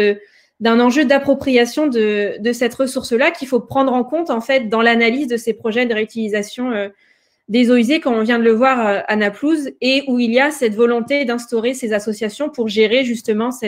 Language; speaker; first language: French; native; French